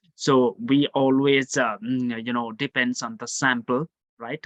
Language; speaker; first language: English; non-native, local second language; Nepali